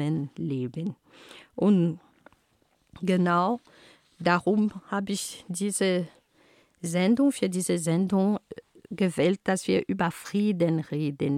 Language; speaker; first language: German; non-native, fluent; Ghomala